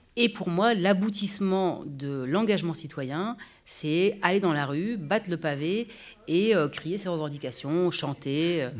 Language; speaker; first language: French; native; French